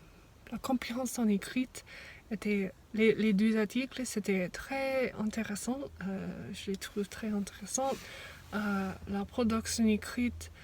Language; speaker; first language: French; non-native, fluent; English